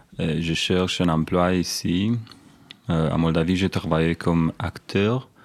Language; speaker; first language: French; non-native, learner; Romanian